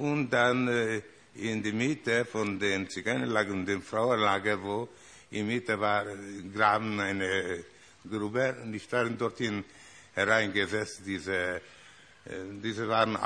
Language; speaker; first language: German; non-native, learner; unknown